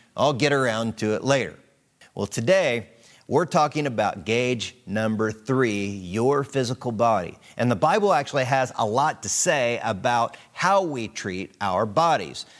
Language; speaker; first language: English; native; English